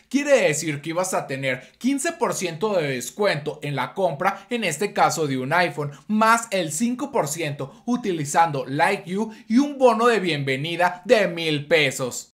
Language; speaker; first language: Spanish; native; Spanish